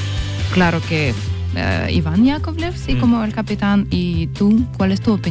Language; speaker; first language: Spanish; non-native, learner; Russian